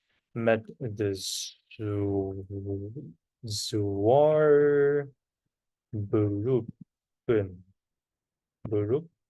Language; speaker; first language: Dutch; non-native, learner; Korean